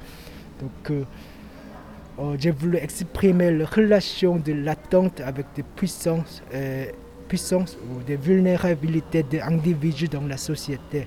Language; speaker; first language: French; non-native, learner; Korean